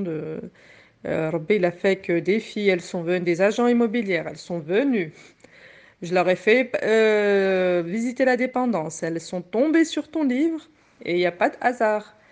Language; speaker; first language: French; native; French